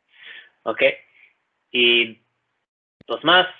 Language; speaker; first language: Spanish; non-native, learner; English